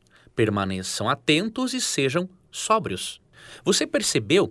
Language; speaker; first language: Portuguese; native; Portuguese